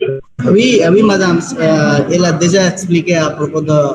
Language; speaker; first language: French; non-native, learner; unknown